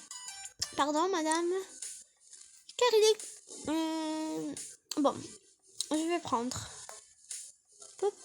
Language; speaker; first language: French; non-native, learner; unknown